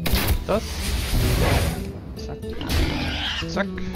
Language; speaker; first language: German; native; German